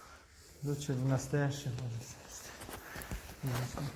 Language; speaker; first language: Russian; non-native, local second language; Tajik